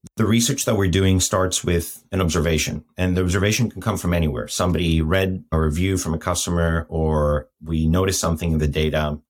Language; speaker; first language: English; non-native, fluent; Greek